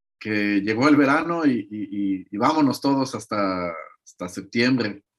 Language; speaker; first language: Spanish; native; Spanish